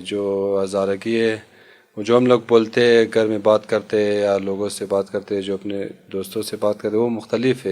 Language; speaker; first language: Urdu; non-native, local second language; Hazaragi